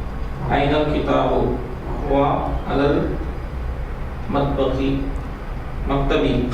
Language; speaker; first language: Arabic; non-native, learner; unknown